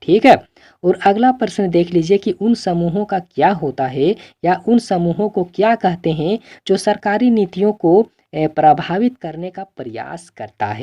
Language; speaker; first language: Hindi; native; Hindi